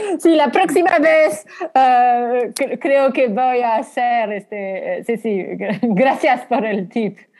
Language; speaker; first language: Spanish; non-native, fluent; French